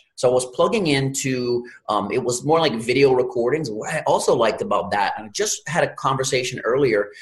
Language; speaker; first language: English; native; English